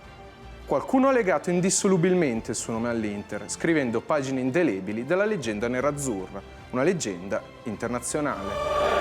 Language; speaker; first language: Italian; native; Italian